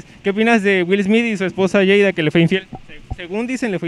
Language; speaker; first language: Spanish; native; Spanish